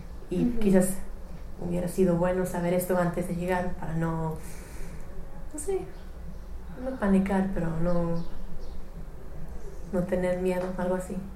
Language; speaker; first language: Spanish; non-native, fluent; English